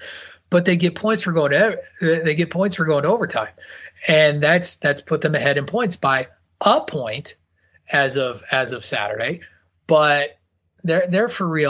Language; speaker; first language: English; native; English